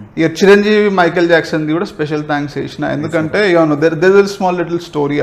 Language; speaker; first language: Telugu; native; Telugu